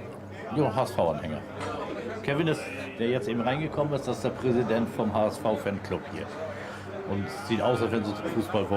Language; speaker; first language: German; native; German